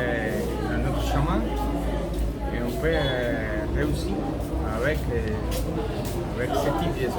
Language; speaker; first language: French; non-native, learner; Spanish